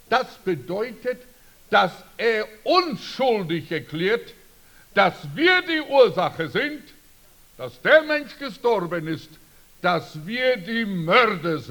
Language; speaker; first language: German; early bilingual, heritage; German